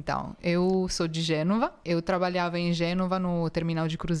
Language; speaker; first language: Portuguese; non-native, fluent; Italian